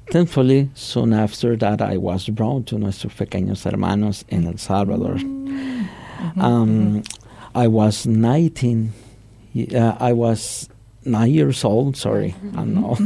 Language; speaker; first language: English; non-native, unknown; Spanish